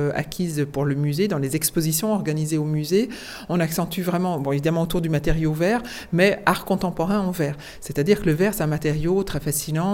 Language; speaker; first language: French; native; French